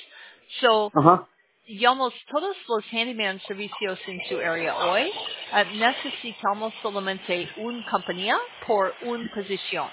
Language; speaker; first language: Spanish; non-native, learner; English